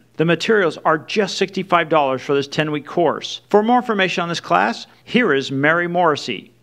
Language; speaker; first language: English; native; English